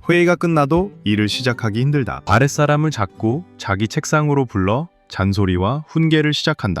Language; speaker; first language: Korean; native; Korean